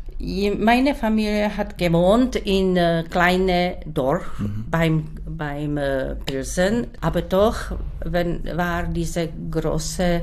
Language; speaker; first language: German; non-native, learner; Czech